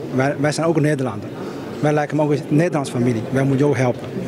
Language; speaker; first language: Dutch; non-native, learner; Chinese